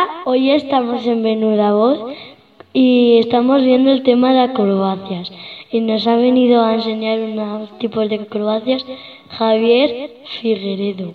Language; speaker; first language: Spanish; native; Spanish